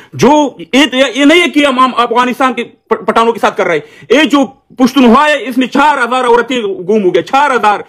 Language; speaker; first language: Urdu; non-native, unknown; Pashto